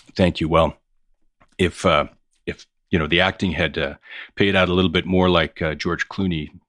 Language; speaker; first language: English; native; English